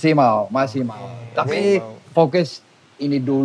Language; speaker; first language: Indonesian; non-native, fluent; English